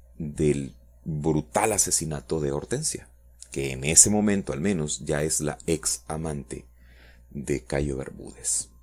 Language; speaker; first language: Spanish; native; Spanish